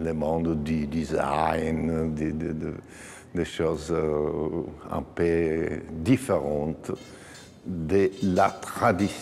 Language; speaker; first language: French; non-native, learner; Italian